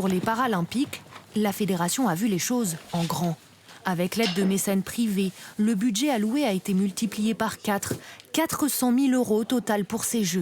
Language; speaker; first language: French; native; French